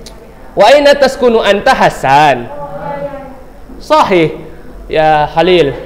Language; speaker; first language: Arabic; non-native, fluent; Indonesian